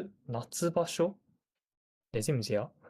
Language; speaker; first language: Chinese; non-native, learner; Japanese